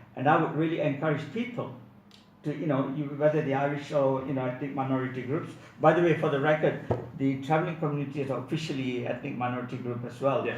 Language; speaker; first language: English; non-native, local second language; Tamil